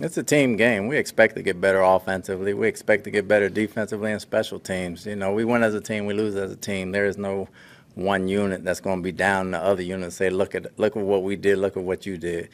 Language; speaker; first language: English; native; English